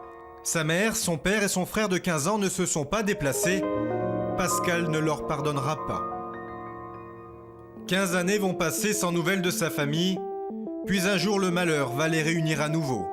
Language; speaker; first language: French; native; French